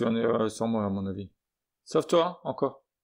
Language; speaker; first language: French; native; French